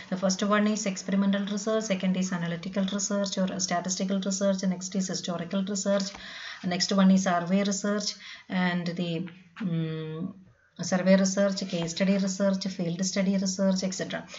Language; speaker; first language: English; non-native, local second language; Malayalam